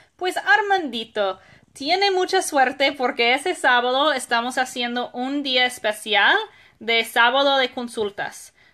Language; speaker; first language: Spanish; non-native, fluent; English